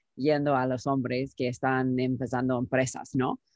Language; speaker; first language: Spanish; non-native, fluent; English